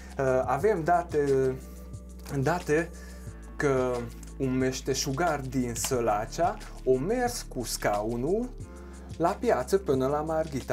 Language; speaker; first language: Romanian; non-native, local second language; Hungarian